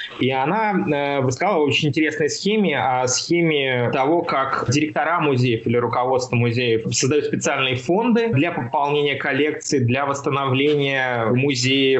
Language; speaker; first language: Russian; native; Russian